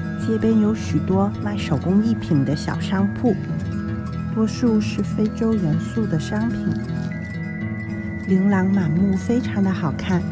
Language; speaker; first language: Chinese; native; Chinese